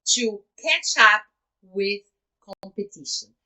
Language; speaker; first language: English; non-native, fluent; Portuguese